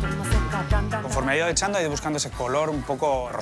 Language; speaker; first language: Spanish; native; Spanish